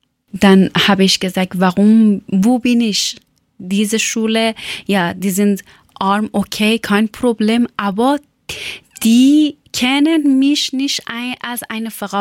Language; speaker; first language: German; non-native, learner; Persian